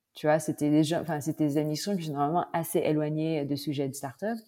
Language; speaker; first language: French; non-native, fluent; Filipino